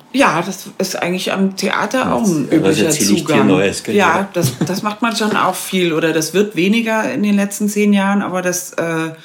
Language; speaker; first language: German; native; German